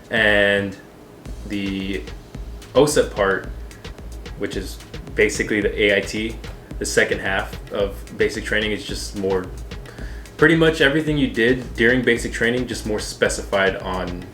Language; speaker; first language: English; native; English